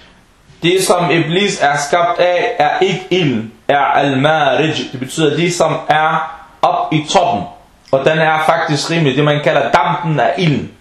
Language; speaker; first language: Danish; early bilingual, other home language; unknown